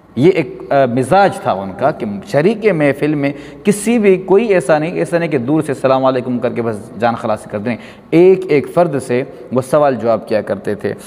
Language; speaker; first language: Urdu; non-native, local second language; Pashto